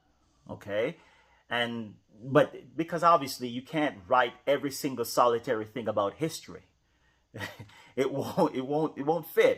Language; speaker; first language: English; native; English